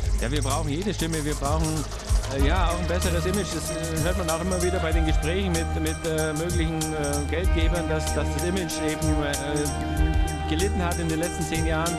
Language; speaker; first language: German; native; German